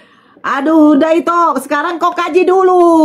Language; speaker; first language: Indonesian; native; Indonesian